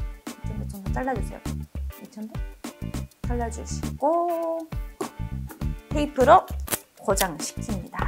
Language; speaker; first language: Korean; non-native, fluent; Japanese